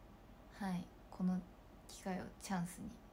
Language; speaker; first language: Japanese; native; Japanese